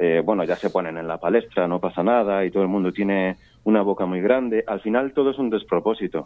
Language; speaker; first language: Spanish; native; Spanish